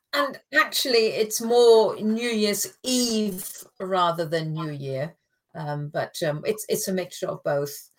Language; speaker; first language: English; non-native, fluent; German